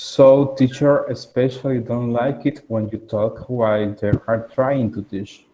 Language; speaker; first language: English; non-native, learner; Spanish